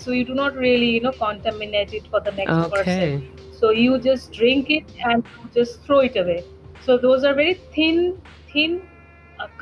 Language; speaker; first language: English; non-native, local second language; Bangla